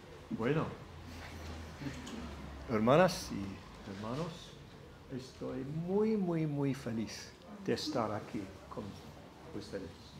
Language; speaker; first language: Spanish; non-native, learner; English